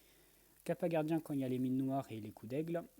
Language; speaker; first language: French; native; French